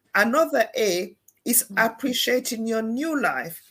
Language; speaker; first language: English; non-native, local second language; Krio